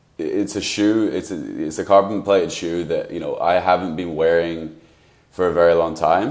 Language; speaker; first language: English; native; English